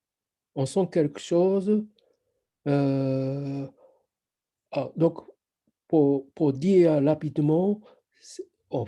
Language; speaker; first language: French; non-native, fluent; Japanese